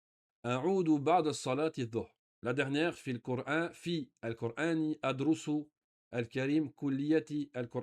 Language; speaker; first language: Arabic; non-native, fluent; French